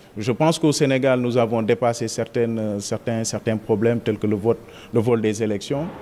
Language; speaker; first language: French; non-native, local second language; Wolof